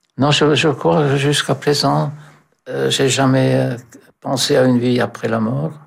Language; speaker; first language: French; non-native, fluent; German